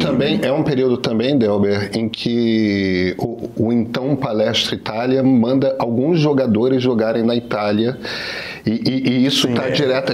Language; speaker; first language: Portuguese; native; Portuguese